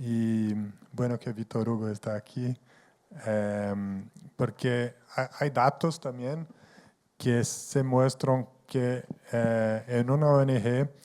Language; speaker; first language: Spanish; non-native, fluent; Portuguese